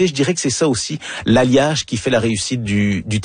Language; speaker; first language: French; native; French